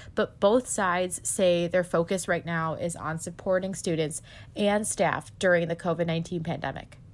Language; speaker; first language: English; native; English